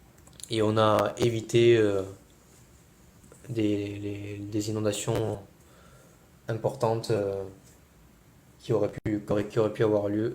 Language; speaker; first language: French; native; French